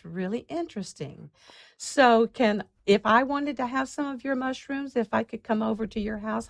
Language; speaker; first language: English; native; English